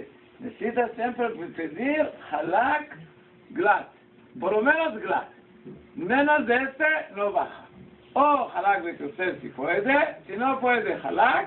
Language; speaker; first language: Spanish; non-native, learner; Hebrew